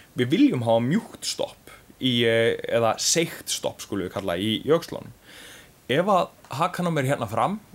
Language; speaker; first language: Icelandic; native; Icelandic